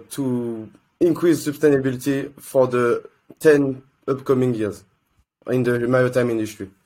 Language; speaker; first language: English; non-native, learner; French